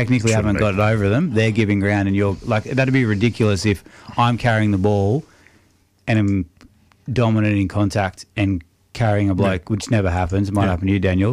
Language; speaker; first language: English; native; English